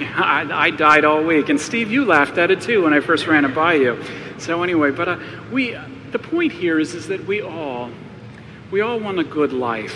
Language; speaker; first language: English; native; English